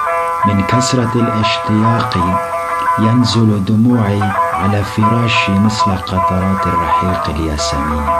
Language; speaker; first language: Arabic; non-native, local second language; Kurdish